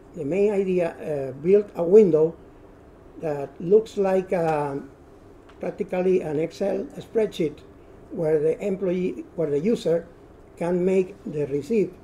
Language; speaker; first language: English; non-native, learner; Spanish